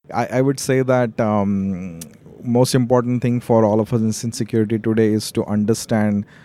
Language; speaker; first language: English; non-native, local second language; Marathi